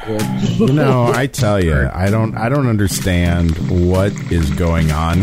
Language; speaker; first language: English; native; English